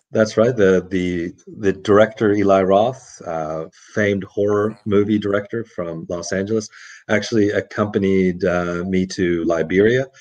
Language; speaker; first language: English; native; English